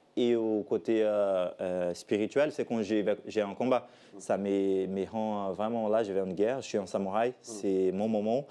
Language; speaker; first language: French; non-native, fluent; Portuguese